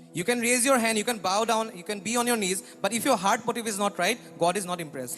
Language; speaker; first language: English; non-native, local second language; Assamese